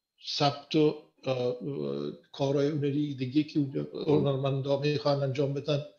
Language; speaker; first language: Persian; native; Persian